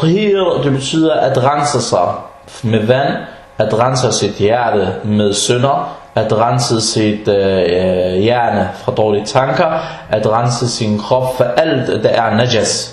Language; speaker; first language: Danish; early bilingual, other home language; Arabic